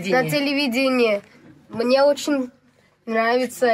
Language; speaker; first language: Russian; non-native, learner; Lao